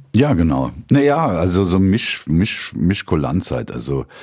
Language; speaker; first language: German; native; German